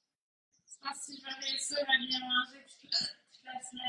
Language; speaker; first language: French; native; French